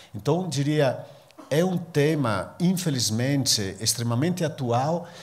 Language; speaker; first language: Portuguese; non-native, fluent; Italian